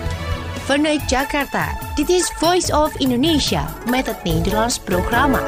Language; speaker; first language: Dutch; non-native, fluent; Indonesian